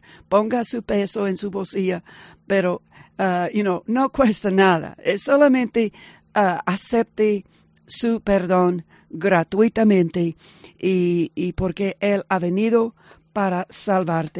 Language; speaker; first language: Spanish; early bilingual, heritage; Spanish